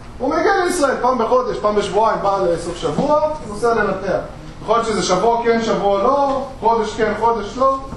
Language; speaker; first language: Hebrew; native; Hebrew